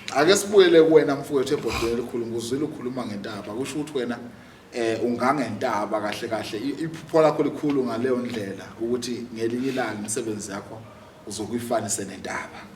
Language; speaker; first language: Zulu; native; Zulu